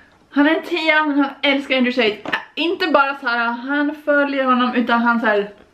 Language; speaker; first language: Swedish; native; Swedish